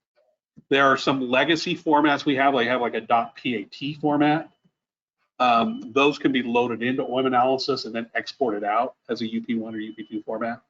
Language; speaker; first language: English; native; English